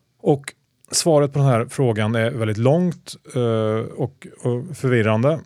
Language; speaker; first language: Swedish; native; Swedish